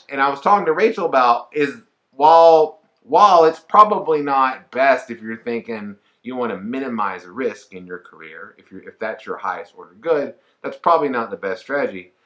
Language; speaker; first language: English; native; English